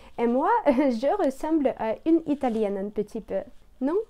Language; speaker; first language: French; non-native, learner; Russian